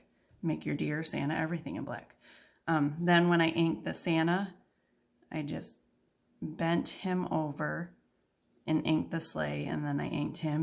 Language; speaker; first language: English; native; English